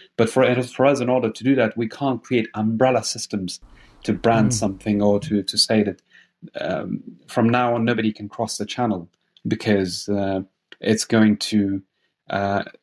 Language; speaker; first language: English; non-native, fluent; Persian